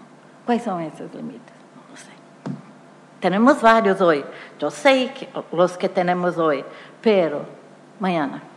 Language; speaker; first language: Spanish; non-native, fluent; Portuguese